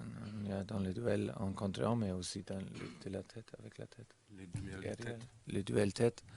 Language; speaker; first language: French; non-native, learner; German